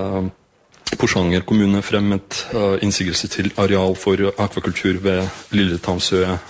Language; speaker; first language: Norwegian; non-native, fluent; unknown